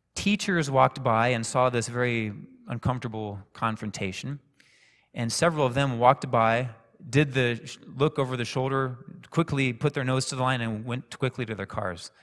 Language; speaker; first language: English; native; English